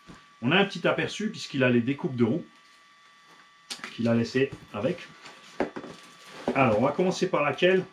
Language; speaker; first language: French; native; French